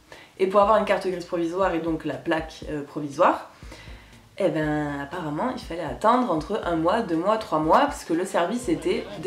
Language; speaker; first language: French; native; French